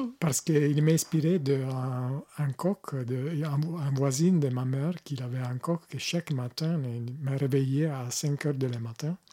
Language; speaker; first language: French; non-native, learner; Italian